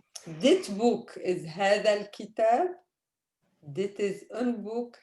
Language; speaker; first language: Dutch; non-native, fluent; Arabic